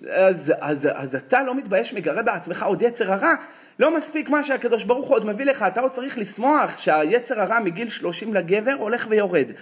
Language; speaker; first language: Hebrew; native; Hebrew